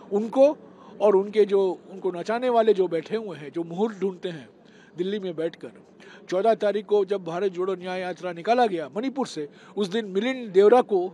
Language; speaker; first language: Hindi; non-native, local second language; Tamil